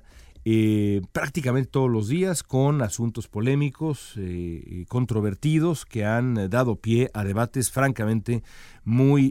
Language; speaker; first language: Spanish; native; Spanish